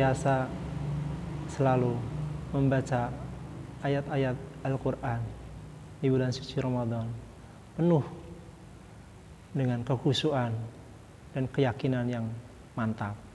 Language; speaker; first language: Indonesian; native; Indonesian